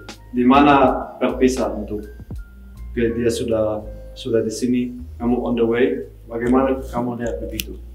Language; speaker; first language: Indonesian; non-native, fluent; Dutch